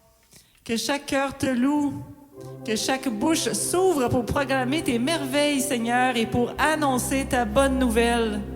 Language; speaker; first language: French; native; French